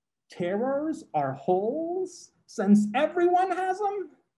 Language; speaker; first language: English; non-native, local second language; Spanish